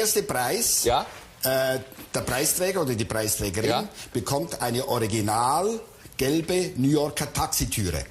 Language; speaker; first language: German; native; German